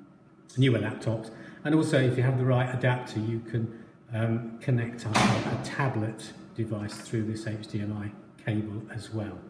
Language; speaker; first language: English; native; English